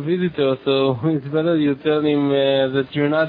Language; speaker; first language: English; non-native, fluent; Hebrew